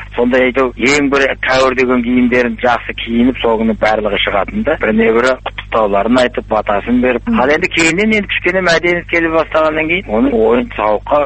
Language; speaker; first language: Kazakh; native; Kazakh